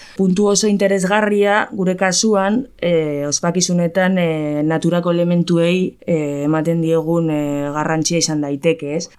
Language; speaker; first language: Basque; native; Basque